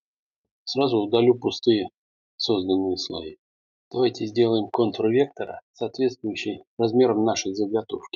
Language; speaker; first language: Russian; native; Russian